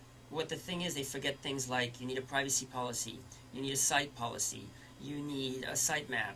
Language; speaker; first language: English; early bilingual, other home language; French